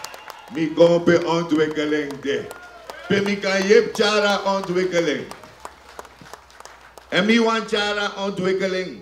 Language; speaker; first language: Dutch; non-native, local second language; Sranan Tongo